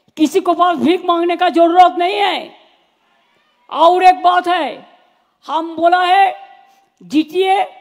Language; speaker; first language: Hindi; non-native, local second language; Bangla